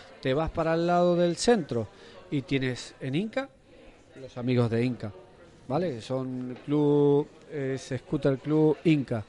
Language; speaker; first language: Spanish; native; Spanish